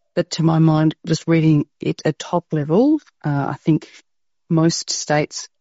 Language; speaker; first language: English; native; English